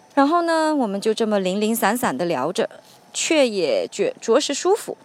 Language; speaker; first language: Chinese; native; Chinese